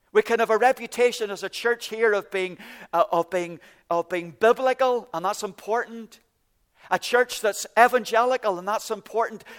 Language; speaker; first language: English; native; English